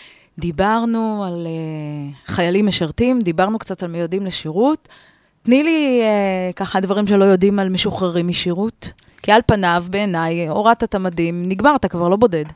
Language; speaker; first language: Hebrew; native; Hebrew